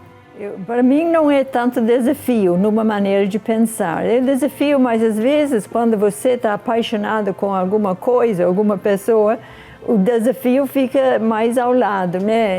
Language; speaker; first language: Portuguese; non-native, fluent; English